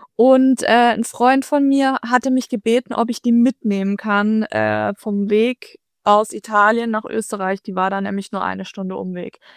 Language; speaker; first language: German; native; German